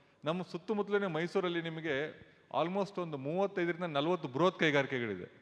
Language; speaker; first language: Kannada; native; Kannada